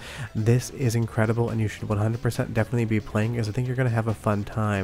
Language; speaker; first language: English; native; English